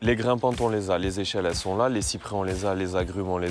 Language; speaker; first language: French; native; French